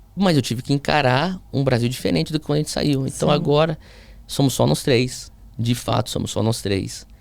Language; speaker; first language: Portuguese; early bilingual, heritage; Portuguese